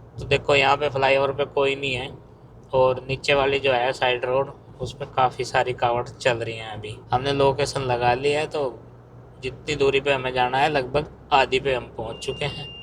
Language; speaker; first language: Hindi; native; Hindi